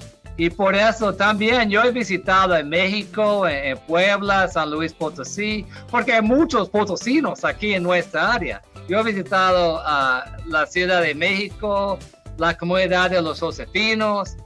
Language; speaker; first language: Spanish; non-native, fluent; English